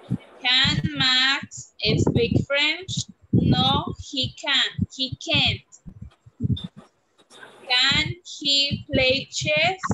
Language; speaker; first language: English; non-native, learner; Spanish